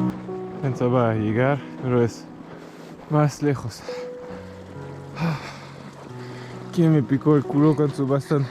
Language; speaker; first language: Spanish; non-native, learner; French